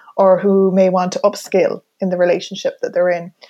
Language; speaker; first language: English; native; English